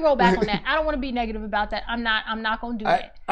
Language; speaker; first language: English; native; English